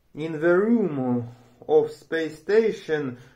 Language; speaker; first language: English; non-native, learner; Romanian